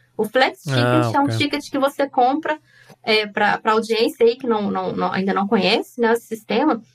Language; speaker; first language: Portuguese; native; Portuguese